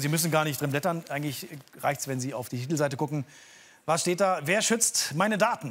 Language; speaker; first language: German; native; German